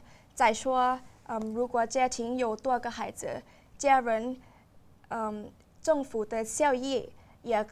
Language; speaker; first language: Chinese; non-native, learner; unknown